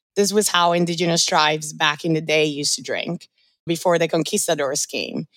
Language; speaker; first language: English; early bilingual, other home language; Spanish